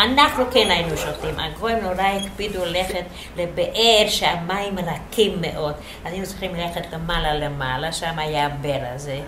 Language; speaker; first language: Hebrew; non-native, fluent; Yiddish